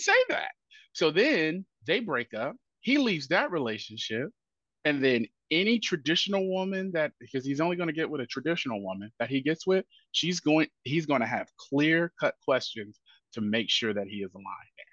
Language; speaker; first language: English; native; English